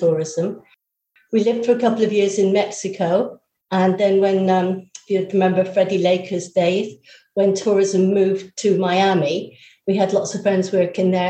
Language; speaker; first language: English; native; English